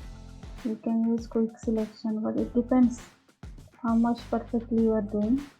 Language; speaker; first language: English; non-native, local second language; Hindi